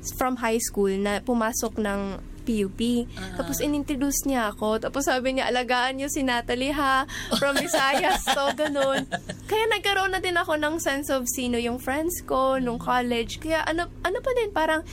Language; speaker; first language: Filipino; non-native, local second language; Cebuano